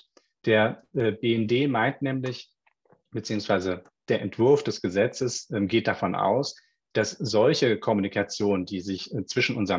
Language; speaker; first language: German; native; German